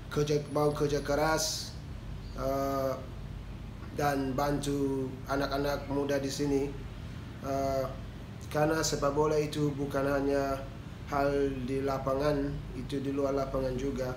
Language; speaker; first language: Indonesian; non-native, fluent; English